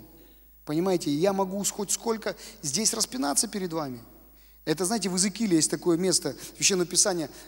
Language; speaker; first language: Russian; native; Russian